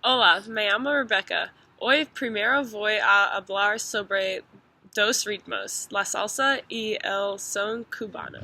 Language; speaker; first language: Spanish; non-native, learner; English